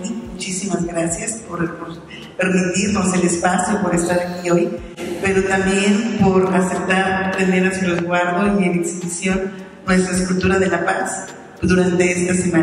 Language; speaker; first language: Spanish; native; Spanish